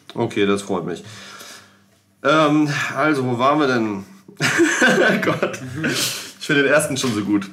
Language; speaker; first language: German; native; German